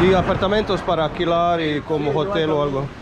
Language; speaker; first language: Spanish; non-native, learner; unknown